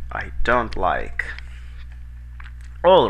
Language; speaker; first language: English; non-native, fluent; Spanish